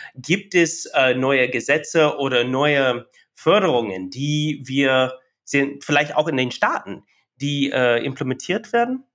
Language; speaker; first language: German; non-native, fluent; English